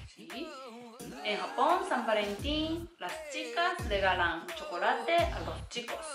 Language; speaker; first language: Spanish; non-native, learner; Japanese